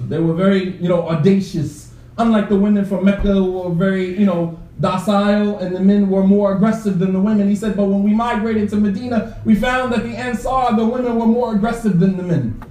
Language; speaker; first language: English; native; English